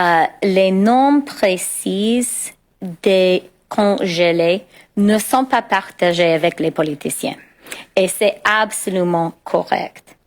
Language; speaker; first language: French; non-native, local second language; English